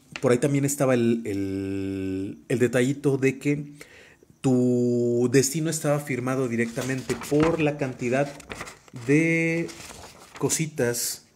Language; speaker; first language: Spanish; native; Spanish